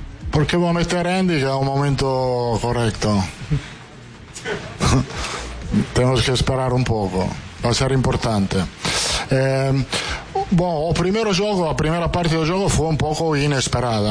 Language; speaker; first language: Portuguese; non-native, fluent; Italian